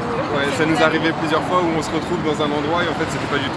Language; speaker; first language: French; native; French